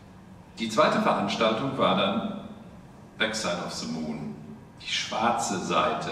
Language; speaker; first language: German; native; German